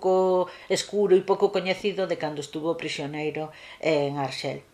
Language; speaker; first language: Galician; native; Galician